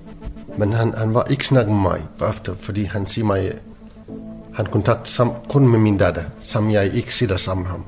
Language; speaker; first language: Danish; non-native, learner; Arabic